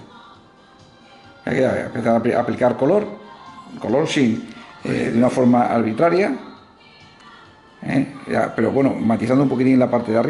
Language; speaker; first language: Spanish; native; Spanish